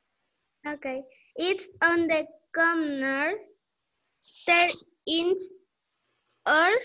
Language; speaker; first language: English; non-native, learner; Spanish